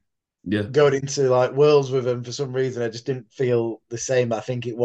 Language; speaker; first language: English; native; English